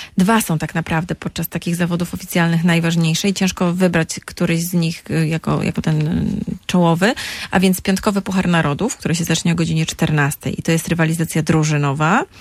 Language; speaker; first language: Polish; native; Polish